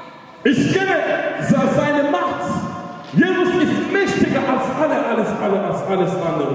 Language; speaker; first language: German; non-native, learner; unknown